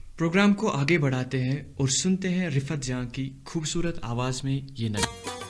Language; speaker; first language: Urdu; non-native, local second language; Kashmiri